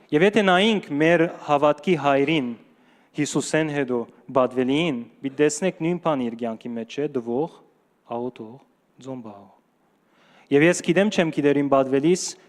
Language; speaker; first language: Armenian; early bilingual, heritage; Armenian